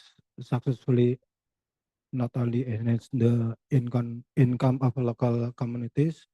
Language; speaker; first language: English; non-native, learner; Indonesian